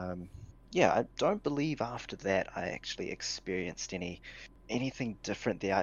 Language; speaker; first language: English; native; English